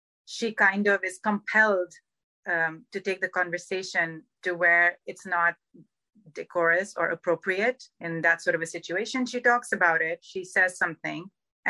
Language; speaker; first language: English; non-native, local second language; Urdu